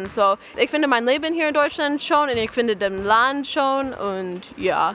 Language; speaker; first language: German; non-native, learner; English